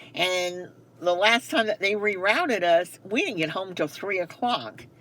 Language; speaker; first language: English; native; English